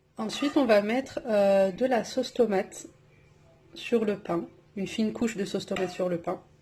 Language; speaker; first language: French; native; French